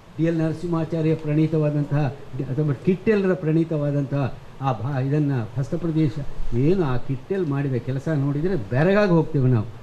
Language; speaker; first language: Kannada; native; Kannada